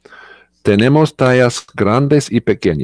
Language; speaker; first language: Spanish; non-native, learner; English